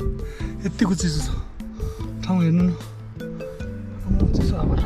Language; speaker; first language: Nepali; non-native, local second language; Tibetan